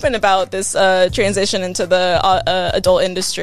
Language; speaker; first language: English; native; English